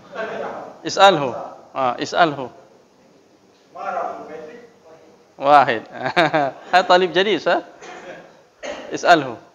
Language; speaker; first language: Arabic; non-native, fluent; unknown